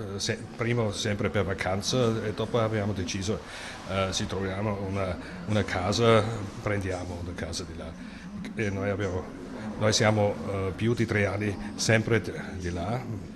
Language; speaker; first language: Italian; non-native, learner; German